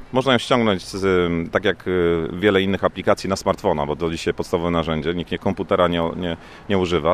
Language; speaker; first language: Polish; native; Polish